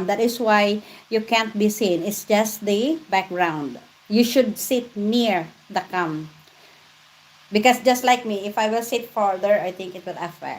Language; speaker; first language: English; non-native, local second language; Filipino